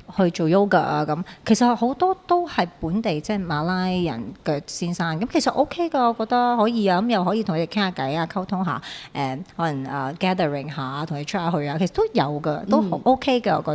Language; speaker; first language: Cantonese; native; Cantonese